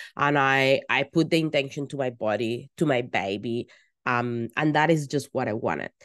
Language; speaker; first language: English; non-native, fluent; Italian